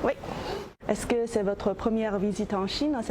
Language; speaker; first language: French; non-native, fluent; Chinese